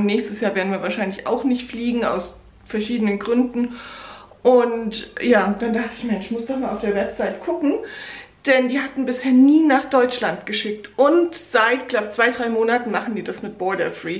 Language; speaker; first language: German; native; German